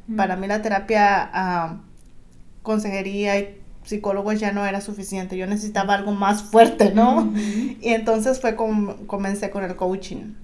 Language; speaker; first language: Spanish; native; Spanish